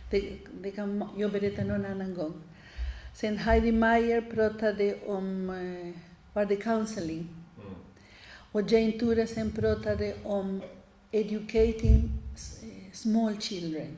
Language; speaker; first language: Swedish; non-native, fluent; Spanish